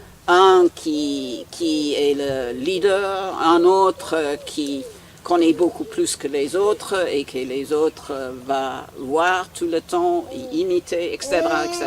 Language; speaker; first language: French; non-native, learner; English